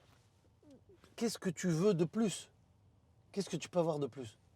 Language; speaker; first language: French; native; French